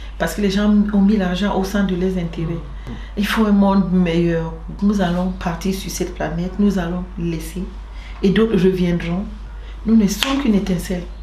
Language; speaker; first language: French; non-native, local second language; Basaa